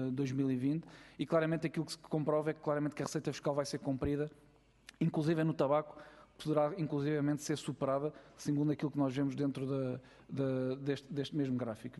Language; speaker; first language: Portuguese; native; Portuguese